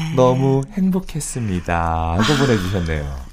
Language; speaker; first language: Korean; native; Korean